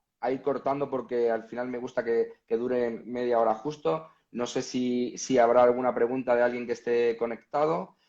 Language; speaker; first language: Spanish; native; Spanish